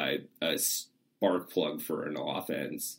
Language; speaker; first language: English; native; English